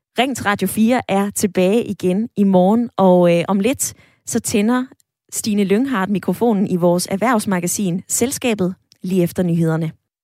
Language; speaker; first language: Danish; native; Danish